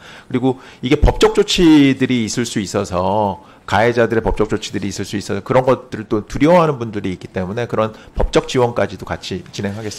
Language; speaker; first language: Korean; native; Korean